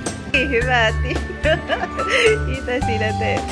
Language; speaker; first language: Finnish; non-native, learner; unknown